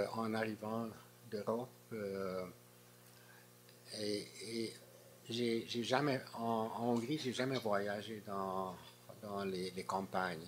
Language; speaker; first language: French; non-native, fluent; Hungarian